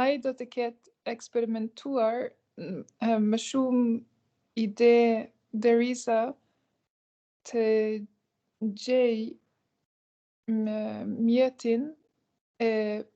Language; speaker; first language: Albanian; non-native, learner; Norwegian